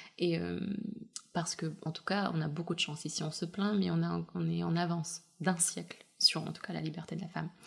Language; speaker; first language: French; early bilingual, other home language; Russian